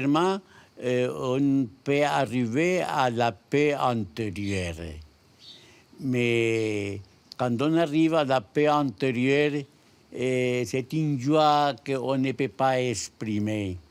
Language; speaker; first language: French; non-native, learner; Spanish